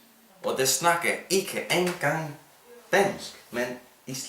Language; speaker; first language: Danish; non-native, learner; Icelandic